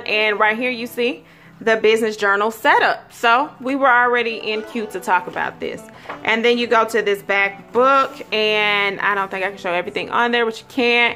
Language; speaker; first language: English; native; English